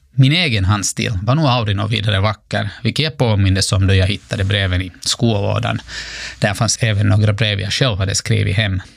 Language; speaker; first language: Swedish; native; Swedish